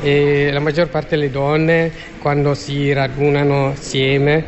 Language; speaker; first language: Italian; non-native, learner; Tigrinya